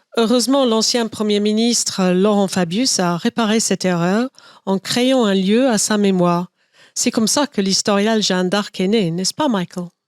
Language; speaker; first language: French; non-native, fluent; English